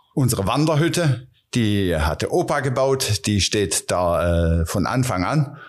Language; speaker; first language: German; non-native, local second language; Dutch